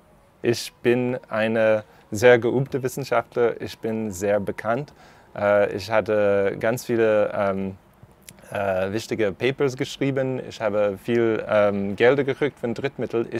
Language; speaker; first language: German; non-native, fluent; English